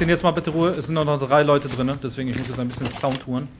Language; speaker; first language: German; native; German